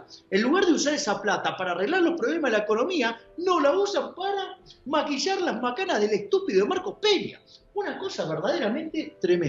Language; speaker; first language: Spanish; native; Spanish